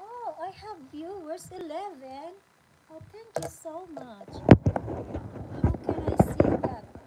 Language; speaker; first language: English; non-native, learner; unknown